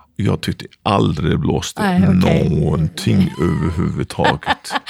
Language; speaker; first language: Swedish; non-native, fluent; Icelandic